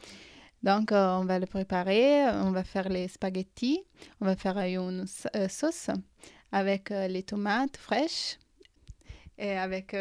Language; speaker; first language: French; non-native, fluent; Italian